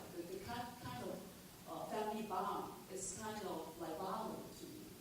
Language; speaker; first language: English; non-native, local second language; Chinese